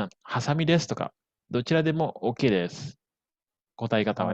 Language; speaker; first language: Japanese; non-native, fluent; Indonesian